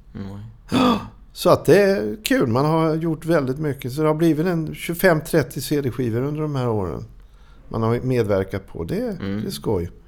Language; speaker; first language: Swedish; native; Swedish